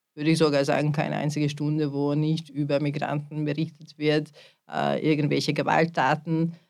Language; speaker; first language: German; non-native, fluent; Hungarian